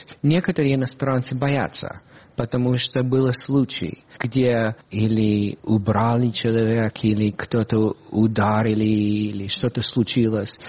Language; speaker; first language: Russian; non-native, fluent; English